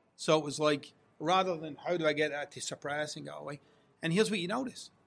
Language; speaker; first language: English; native; English